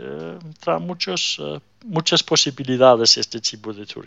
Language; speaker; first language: Spanish; non-native, fluent; Danish